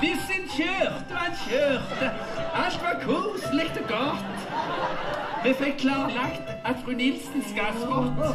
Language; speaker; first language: Norwegian; native; Norwegian